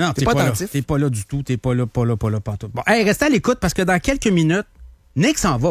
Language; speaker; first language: French; native; French